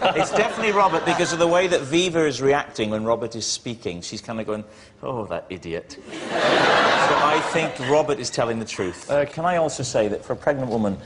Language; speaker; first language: English; native; English